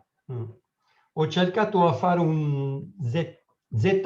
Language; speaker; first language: Italian; non-native, learner; French